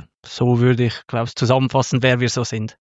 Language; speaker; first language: German; native; German